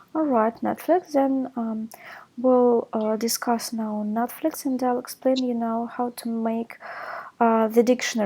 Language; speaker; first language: English; non-native, fluent; Russian